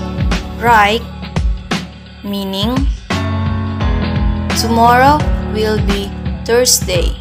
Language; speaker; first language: English; non-native, learner; Indonesian